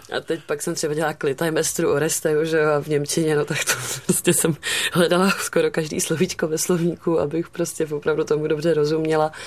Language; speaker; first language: Czech; native; Czech